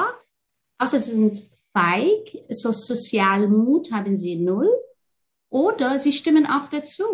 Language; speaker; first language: German; non-native, fluent; Arabic